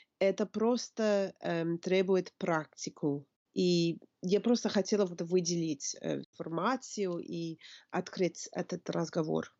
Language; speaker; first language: Russian; non-native, fluent; English